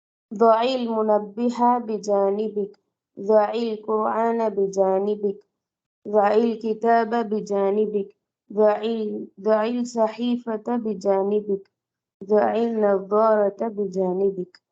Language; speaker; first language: Arabic; non-native, learner; Tamil